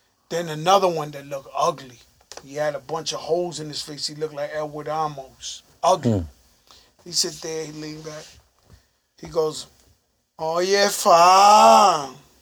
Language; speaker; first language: English; early bilingual, other home language; Spanish